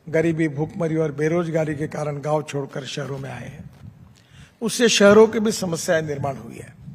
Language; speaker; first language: Hindi; non-native, local second language; Marathi